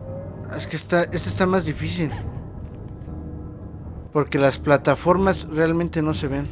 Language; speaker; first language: Spanish; native; Spanish